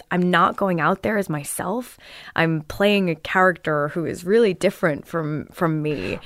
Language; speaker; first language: English; native; English